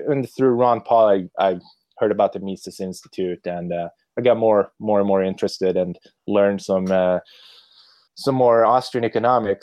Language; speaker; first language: English; non-native, fluent; Swedish